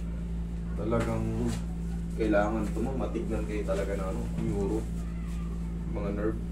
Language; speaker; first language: Filipino; native; Filipino